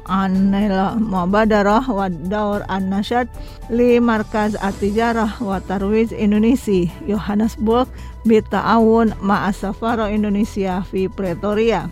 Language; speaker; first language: Arabic; non-native, fluent; Indonesian